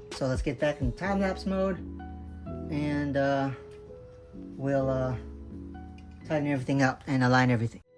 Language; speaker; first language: English; native; English